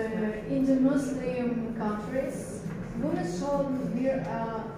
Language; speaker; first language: English; non-native, learner; Russian